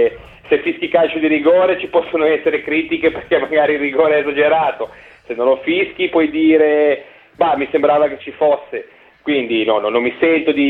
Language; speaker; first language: Italian; native; Italian